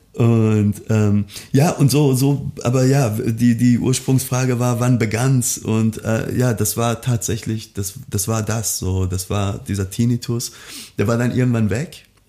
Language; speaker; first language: German; early bilingual, other home language; Persian